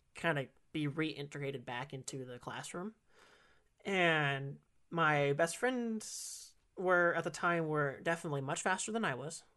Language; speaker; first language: English; native; English